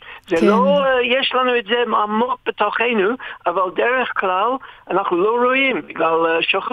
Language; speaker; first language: Hebrew; non-native, fluent; English